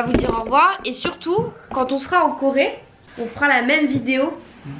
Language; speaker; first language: French; native; French